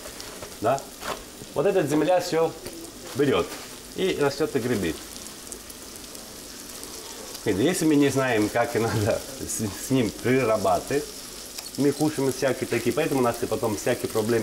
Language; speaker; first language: Russian; non-native, learner; Italian